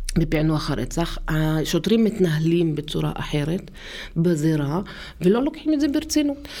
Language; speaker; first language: Hebrew; non-native, local second language; Arabic